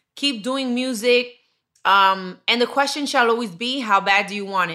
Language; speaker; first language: English; early bilingual, other home language; Spanish